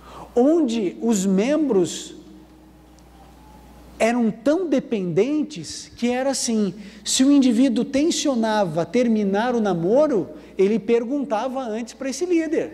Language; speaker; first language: Portuguese; native; Portuguese